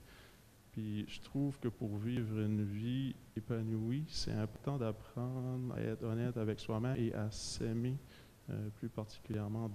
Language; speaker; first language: French; native; French